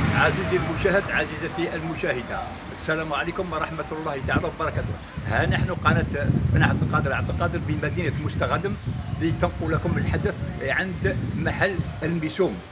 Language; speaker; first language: Arabic; native; Arabic